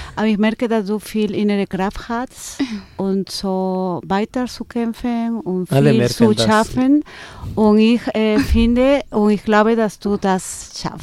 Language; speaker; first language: German; non-native, fluent; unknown